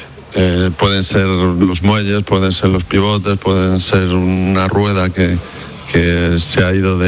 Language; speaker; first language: Spanish; native; Spanish